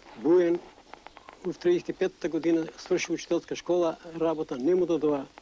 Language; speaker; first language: Macedonian; native; Macedonian